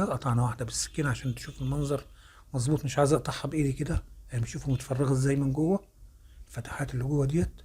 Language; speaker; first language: Arabic; native; Arabic